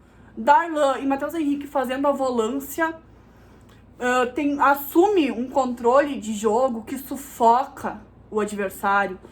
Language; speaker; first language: Portuguese; native; Portuguese